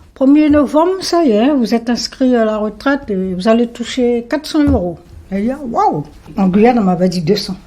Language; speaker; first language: French; non-native, local second language; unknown